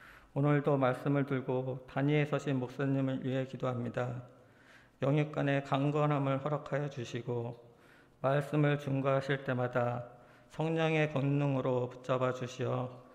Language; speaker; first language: Korean; native; Korean